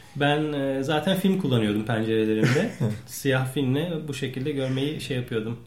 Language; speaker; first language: Turkish; native; Turkish